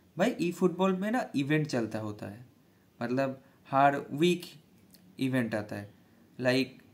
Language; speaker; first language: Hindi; non-native, local second language; Bangla